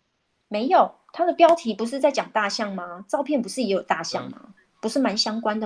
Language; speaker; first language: Chinese; native; Chinese